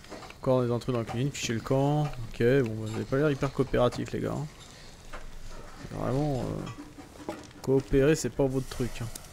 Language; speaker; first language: French; native; French